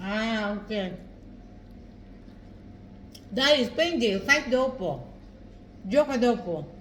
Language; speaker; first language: Italian; non-native, learner; Filipino